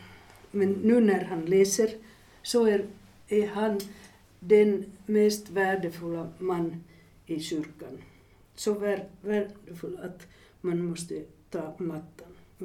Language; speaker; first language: Swedish; non-native, fluent; Finnish